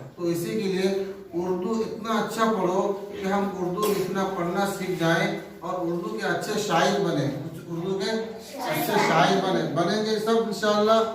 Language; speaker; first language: Hindi; native; Hindi